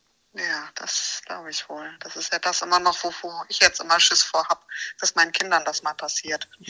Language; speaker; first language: German; native; German